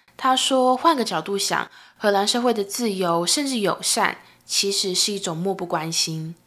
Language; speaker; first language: Chinese; native; Chinese